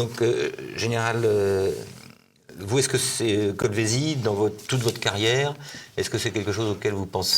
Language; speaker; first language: French; native; French